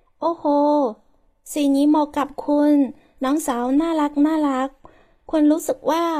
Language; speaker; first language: Thai; non-native, learner; Chinese